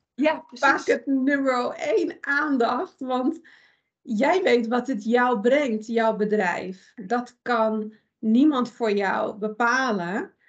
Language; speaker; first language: Dutch; early bilingual, other home language; Persian